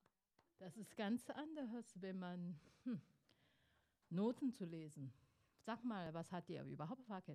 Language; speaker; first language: German; non-native, fluent; Chinese